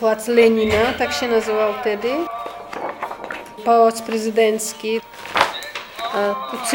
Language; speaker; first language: Polish; non-native, fluent; Chechen